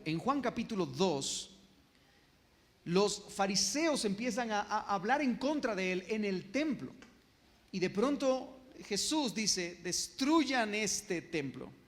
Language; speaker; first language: Spanish; native; Spanish